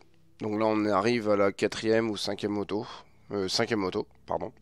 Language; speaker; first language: French; native; French